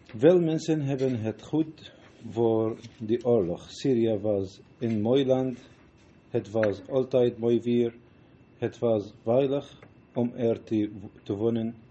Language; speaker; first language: Dutch; non-native, learner; Arabic